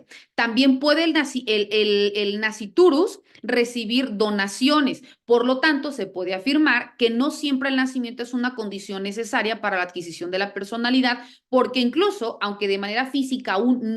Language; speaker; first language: Spanish; native; Spanish